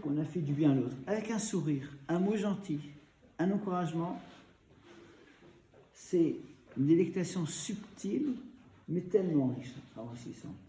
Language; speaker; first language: French; native; French